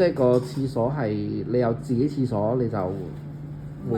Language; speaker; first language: Cantonese; native; Cantonese